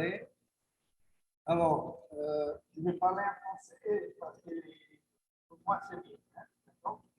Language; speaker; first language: French; non-native, learner; Italian